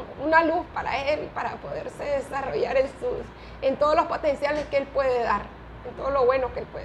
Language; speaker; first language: Spanish; native; Spanish